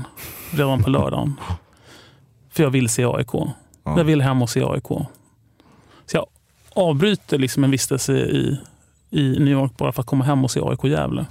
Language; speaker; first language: Swedish; native; Swedish